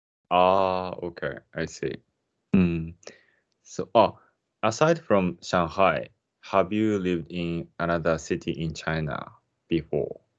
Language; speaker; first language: English; non-native, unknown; Japanese